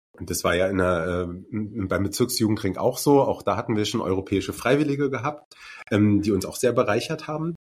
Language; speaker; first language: German; native; German